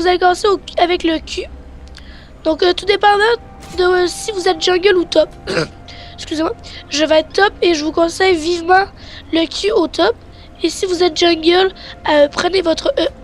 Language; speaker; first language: French; native; French